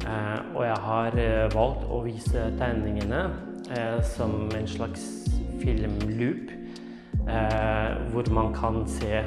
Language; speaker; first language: Norwegian; non-native, fluent; Kurdish